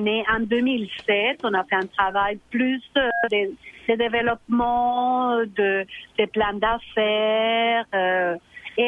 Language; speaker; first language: French; non-native, fluent; Spanish